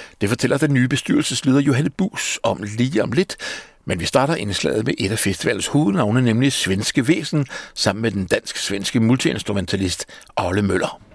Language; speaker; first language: Danish; native; Danish